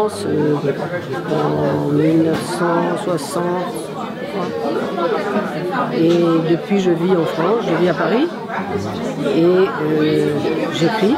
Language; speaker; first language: French; native; French